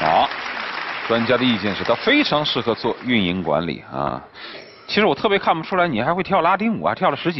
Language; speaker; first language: Chinese; native; Chinese